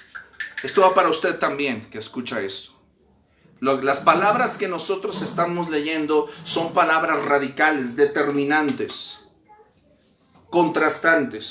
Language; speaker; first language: Spanish; native; Spanish